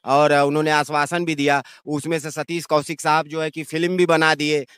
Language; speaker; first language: Hindi; native; Hindi